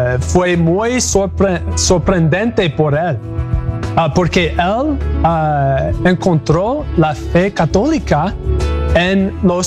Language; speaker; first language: Spanish; non-native, learner; English